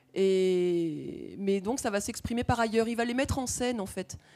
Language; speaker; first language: French; native; French